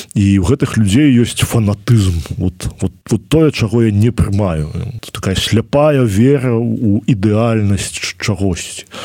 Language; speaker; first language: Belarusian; native; Belarusian